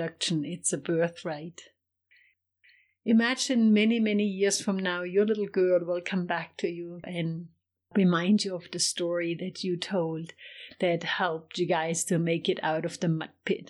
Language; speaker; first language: English; non-native, fluent; German